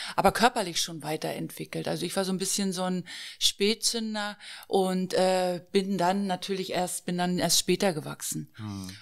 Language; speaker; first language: German; native; German